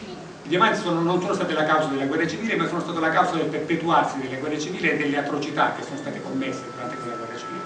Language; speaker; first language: Italian; native; Italian